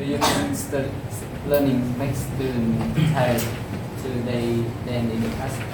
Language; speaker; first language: English; non-native, learner; Vietnamese